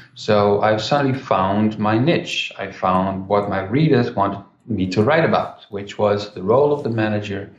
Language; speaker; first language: English; non-native, fluent; Dutch